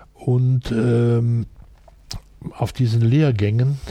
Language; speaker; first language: German; native; German